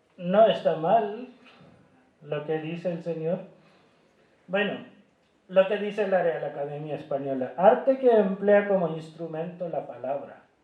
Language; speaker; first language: Spanish; non-native, fluent; Urdu